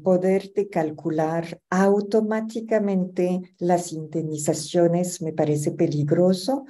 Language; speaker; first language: Spanish; non-native, fluent; French